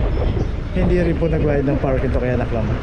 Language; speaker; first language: Filipino; native; Filipino